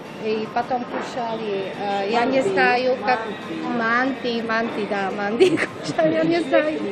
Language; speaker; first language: Russian; non-native, learner; Czech